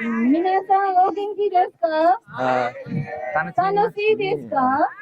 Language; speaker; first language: Japanese; non-native, learner; Nepali